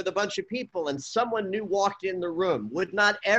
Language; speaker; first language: English; native; English